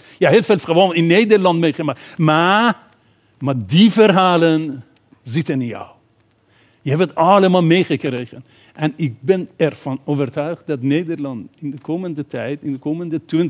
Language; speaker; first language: Dutch; non-native, fluent; Persian